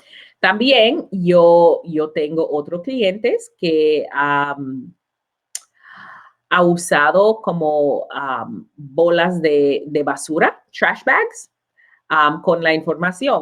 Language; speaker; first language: Spanish; non-native, learner; English